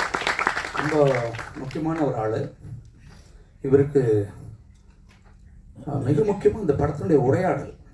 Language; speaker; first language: Tamil; native; Tamil